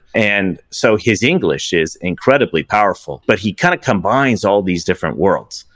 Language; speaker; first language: English; early bilingual, other home language; Persian